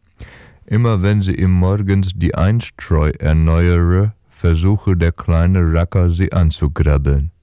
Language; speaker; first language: German; native; German